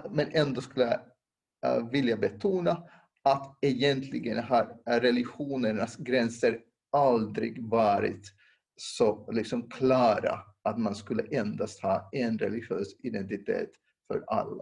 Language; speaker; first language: Swedish; non-native, local second language; Finnish